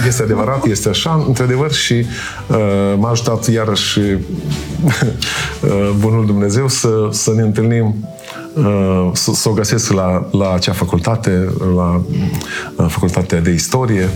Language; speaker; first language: Romanian; native; Romanian